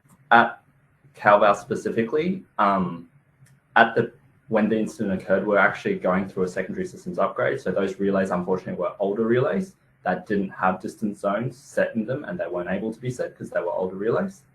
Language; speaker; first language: English; native; English